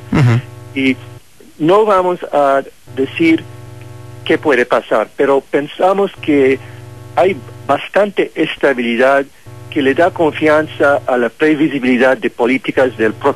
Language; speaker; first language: Spanish; non-native, fluent; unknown